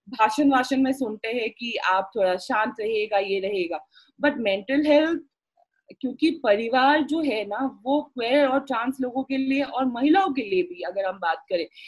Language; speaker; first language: Hindi; non-native, local second language; Assamese